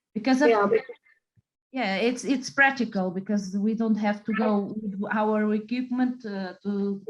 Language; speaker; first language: English; non-native, fluent; Portuguese